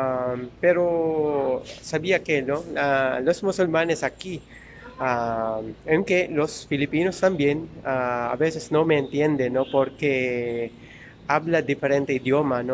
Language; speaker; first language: Spanish; non-native, learner; Filipino